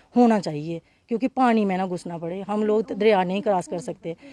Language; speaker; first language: Hindi; native; Hindi